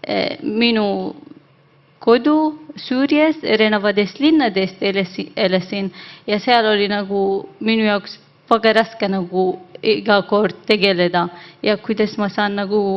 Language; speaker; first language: Estonian; non-native, learner; Arabic